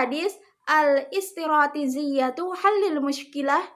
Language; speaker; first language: Arabic; non-native, learner; Indonesian